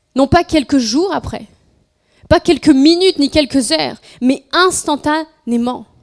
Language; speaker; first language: French; non-native, fluent; Spanish